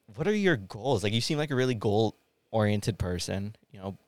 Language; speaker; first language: English; early bilingual, other home language; Hindi